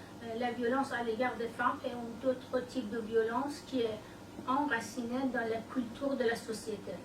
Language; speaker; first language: French; non-native, learner; Persian